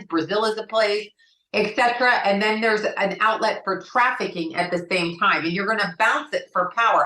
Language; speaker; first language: English; native; English